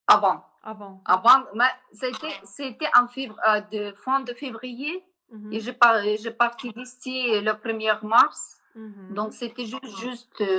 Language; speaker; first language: French; non-native, learner; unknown